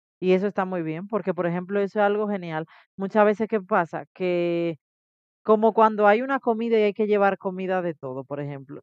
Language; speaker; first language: Spanish; native; Spanish